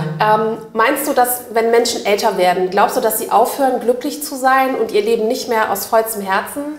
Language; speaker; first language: German; native; German